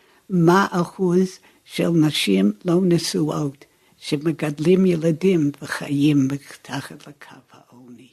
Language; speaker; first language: Hebrew; non-native, fluent; English